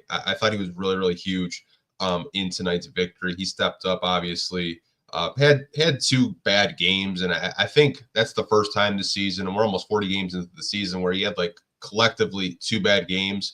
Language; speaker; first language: English; native; English